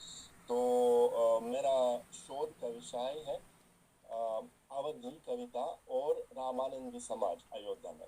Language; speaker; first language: Hindi; non-native, fluent; Russian